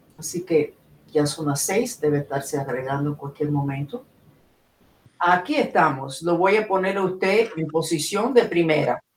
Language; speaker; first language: Spanish; non-native, fluent; English